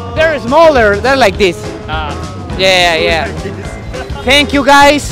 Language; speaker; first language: English; non-native, fluent; Spanish